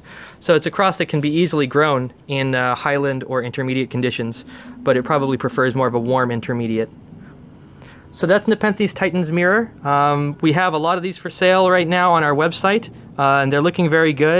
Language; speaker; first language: English; native; English